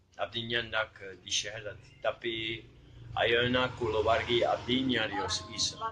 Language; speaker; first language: Sundanese; non-native, learner; Dutch